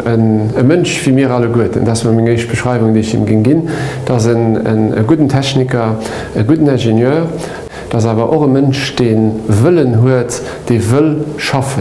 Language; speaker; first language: German; non-native, local second language; Luxembourgish